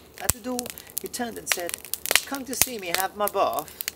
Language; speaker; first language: English; early bilingual, heritage; English